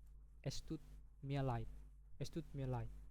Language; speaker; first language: German; non-native, fluent; Indonesian